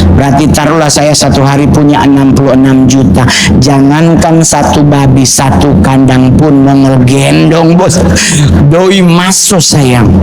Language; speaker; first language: Indonesian; native; Indonesian